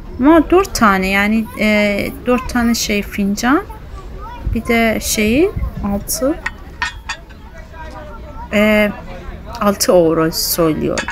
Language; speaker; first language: Turkish; early bilingual, heritage; Turkish